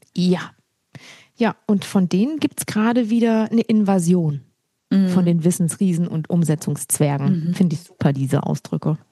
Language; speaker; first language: German; native; German